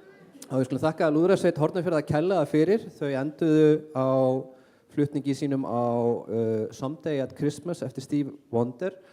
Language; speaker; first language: Icelandic; native; Icelandic